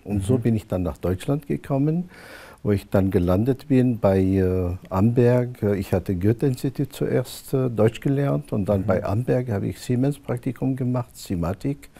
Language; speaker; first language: German; non-native, fluent; Arabic